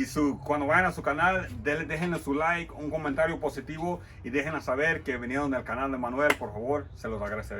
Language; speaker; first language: Spanish; early bilingual, heritage; Spanish